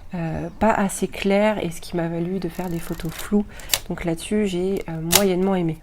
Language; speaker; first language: French; native; French